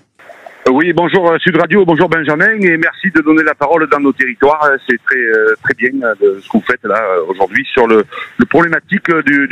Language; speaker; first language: French; native; French